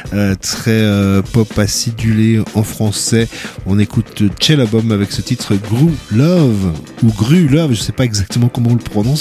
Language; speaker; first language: French; native; French